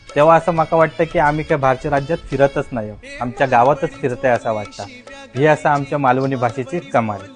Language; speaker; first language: Marathi; non-native, local second language; Konkani